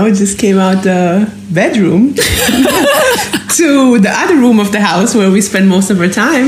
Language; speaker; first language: English; non-native, fluent; German